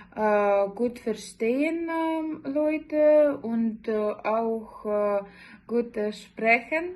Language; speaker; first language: German; non-native, learner; Ukrainian